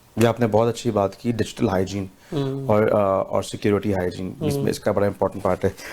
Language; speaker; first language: Urdu; native; Urdu